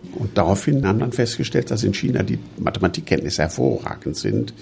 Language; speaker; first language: German; native; German